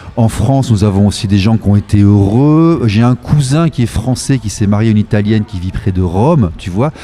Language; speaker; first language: French; native; French